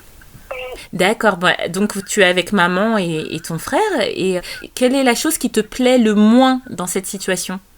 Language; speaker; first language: French; native; French